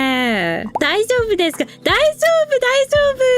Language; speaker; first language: Japanese; non-native, learner; English